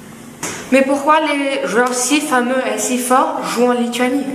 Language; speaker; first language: French; non-native, learner; Lithuanian